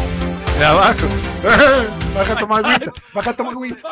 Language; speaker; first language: Spanish; native; Spanish